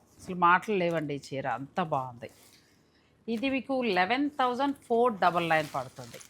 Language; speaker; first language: Telugu; native; Telugu